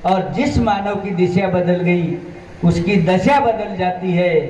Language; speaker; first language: Hindi; non-native, local second language; Marathi